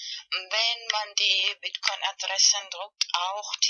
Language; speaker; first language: German; non-native, learner; Spanish